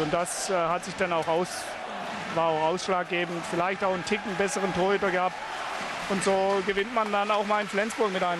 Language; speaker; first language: German; native; German